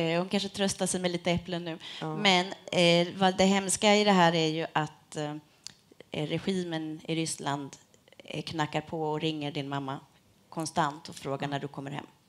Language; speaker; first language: Swedish; native; Swedish